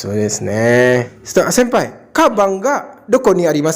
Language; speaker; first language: Japanese; non-native, learner; Indonesian